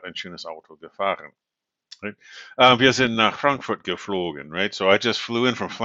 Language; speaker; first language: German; non-native, fluent; English